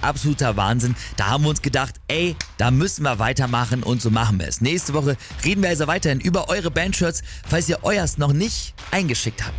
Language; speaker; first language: German; native; German